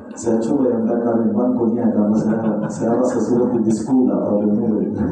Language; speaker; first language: Malay; non-native, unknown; Arabic